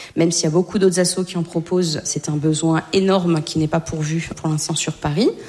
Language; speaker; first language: French; native; French